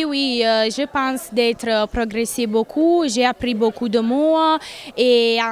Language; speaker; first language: French; non-native, learner; Italian